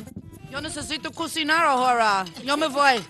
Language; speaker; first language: Spanish; non-native, learner; Italian